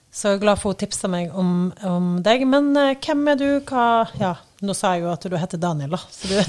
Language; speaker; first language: Norwegian; native; Norwegian